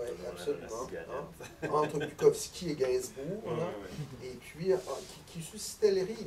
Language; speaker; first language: French; native; French